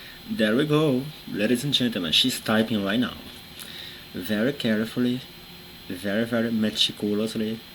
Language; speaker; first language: English; non-native, fluent; Portuguese